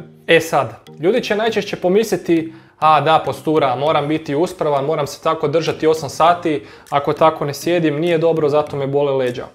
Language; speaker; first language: Croatian; native; Croatian